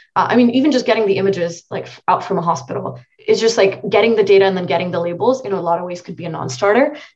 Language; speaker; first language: English; non-native, local second language; Marathi